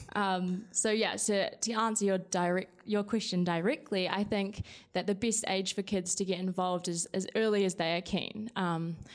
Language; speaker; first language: English; native; English